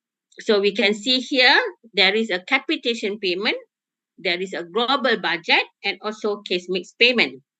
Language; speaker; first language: English; non-native, local second language; Malay